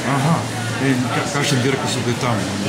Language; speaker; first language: Slovenian; early bilingual, heritage; Slovenian